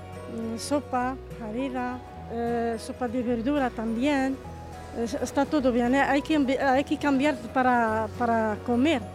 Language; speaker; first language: Spanish; non-native, learner; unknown